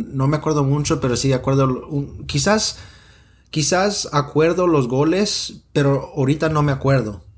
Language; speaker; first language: Spanish; early bilingual, other home language; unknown